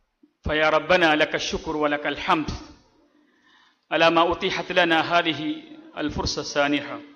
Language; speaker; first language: Arabic; non-native, fluent; Malayalam